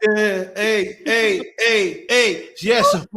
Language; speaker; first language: English; native; English